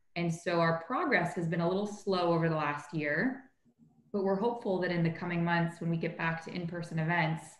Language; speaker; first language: English; native; English